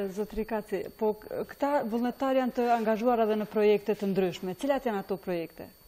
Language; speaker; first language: Albanian; native; Albanian